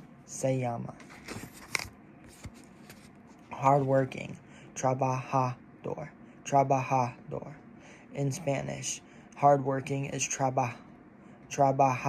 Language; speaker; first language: Spanish; non-native, learner; English